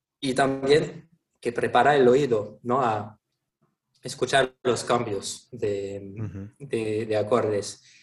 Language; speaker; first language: Spanish; non-native, fluent; French